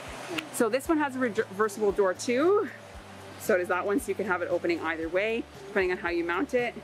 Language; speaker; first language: English; native; English